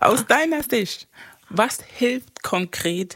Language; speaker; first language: German; non-native, fluent; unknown